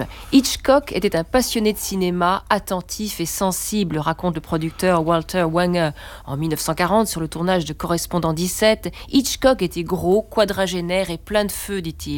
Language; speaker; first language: French; native; French